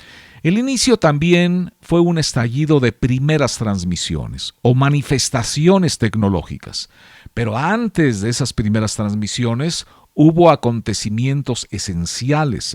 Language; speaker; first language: Spanish; native; Spanish